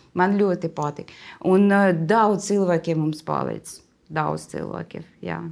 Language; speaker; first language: Latvian; non-native, learner; Russian